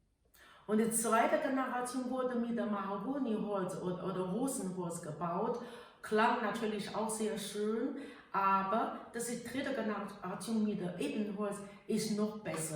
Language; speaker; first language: German; non-native, learner; Chinese